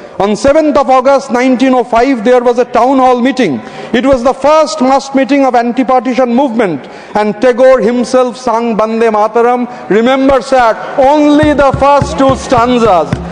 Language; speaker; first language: English; non-native, local second language; Bangla